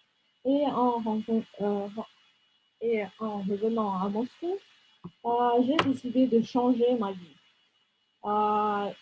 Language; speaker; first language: French; non-native, fluent; Russian